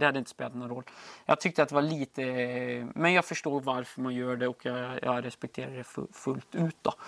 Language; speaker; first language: Swedish; native; Swedish